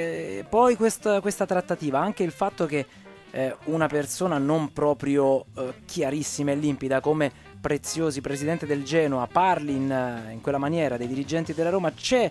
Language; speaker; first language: Italian; native; Italian